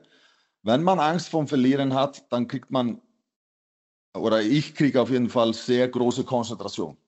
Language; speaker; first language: German; non-native, fluent; Icelandic